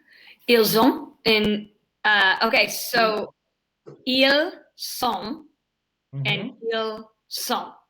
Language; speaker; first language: French; non-native, learner; English